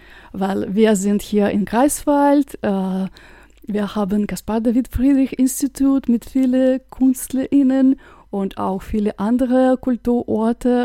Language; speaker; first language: German; non-native, fluent; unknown